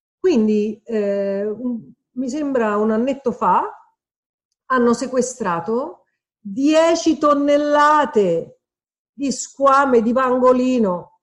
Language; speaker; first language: Italian; native; Italian